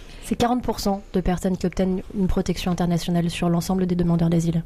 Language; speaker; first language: French; native; French